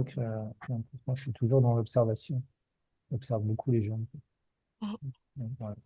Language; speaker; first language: French; native; French